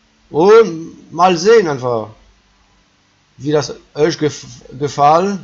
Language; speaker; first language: German; non-native, fluent; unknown